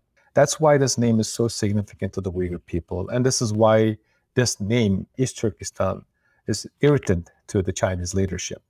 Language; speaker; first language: English; non-native, fluent; Uyghur